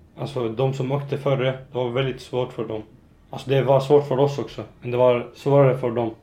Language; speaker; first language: Swedish; non-native, fluent; Arabic